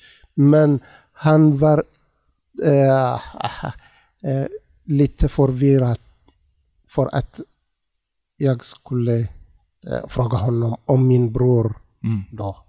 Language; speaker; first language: Swedish; non-native, learner; Tigrinya